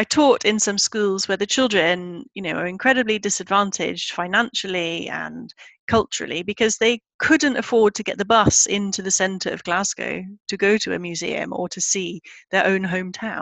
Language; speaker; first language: English; native; English